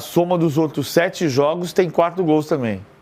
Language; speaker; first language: Portuguese; native; Portuguese